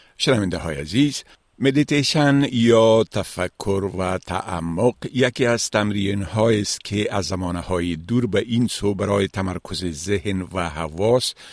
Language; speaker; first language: Persian; native; Persian